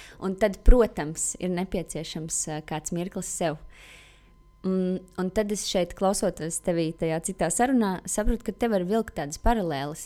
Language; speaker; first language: Latvian; native; Latvian